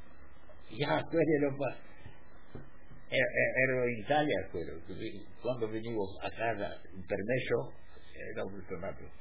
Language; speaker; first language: Italian; non-native, local second language; Friulian